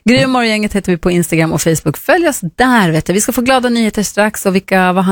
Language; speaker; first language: Swedish; native; Swedish